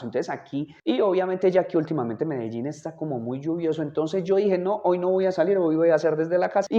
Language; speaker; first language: Spanish; native; Spanish